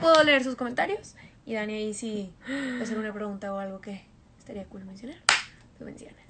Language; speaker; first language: Spanish; early bilingual, heritage; Spanish